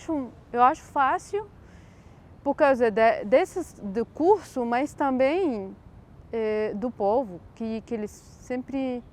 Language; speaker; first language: Portuguese; non-native, fluent; Arabic